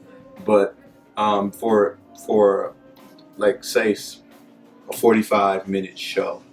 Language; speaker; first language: English; native; English